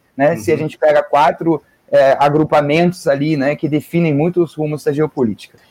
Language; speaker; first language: Portuguese; non-native, fluent; German